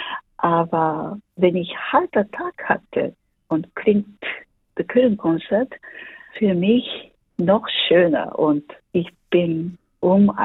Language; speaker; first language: German; non-native, fluent; Japanese